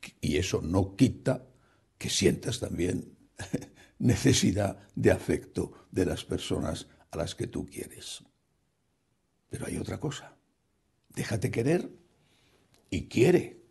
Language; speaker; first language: Spanish; native; Spanish